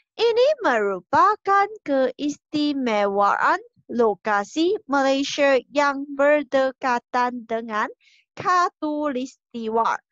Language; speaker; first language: Malay; non-native, local second language; Chinese